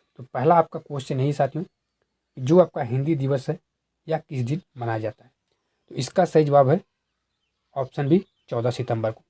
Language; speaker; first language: Hindi; native; Hindi